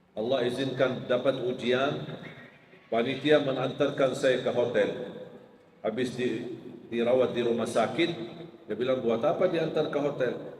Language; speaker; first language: Malay; non-native, fluent; Arabic